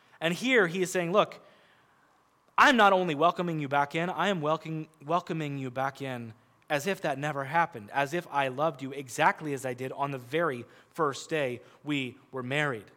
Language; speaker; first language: English; native; English